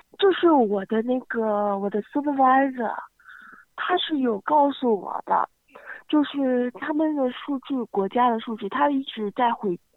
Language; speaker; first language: Chinese; native; Chinese